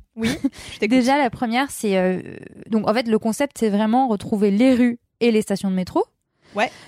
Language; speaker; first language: French; native; French